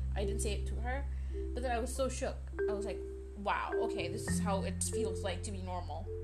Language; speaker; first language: English; early bilingual, other home language; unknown